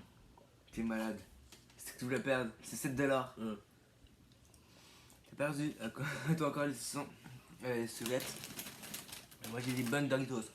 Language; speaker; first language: French; native; French